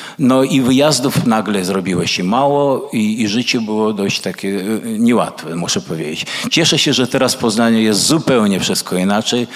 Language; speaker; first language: Polish; early bilingual, other home language; Russian